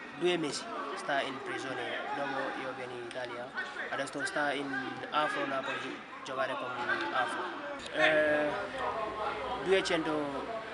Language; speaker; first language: Italian; non-native, learner; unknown